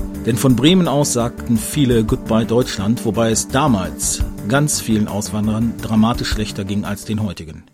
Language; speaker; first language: German; native; German